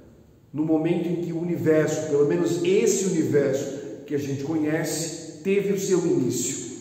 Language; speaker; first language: Portuguese; native; Portuguese